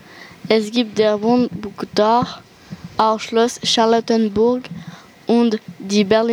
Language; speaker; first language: German; non-native, learner; French